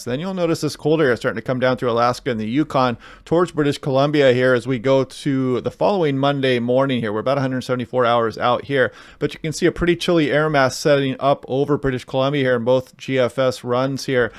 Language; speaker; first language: English; native; English